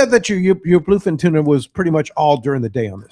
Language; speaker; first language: English; native; English